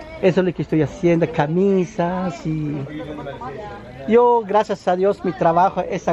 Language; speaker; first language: Spanish; non-native, local second language; Kaqchikel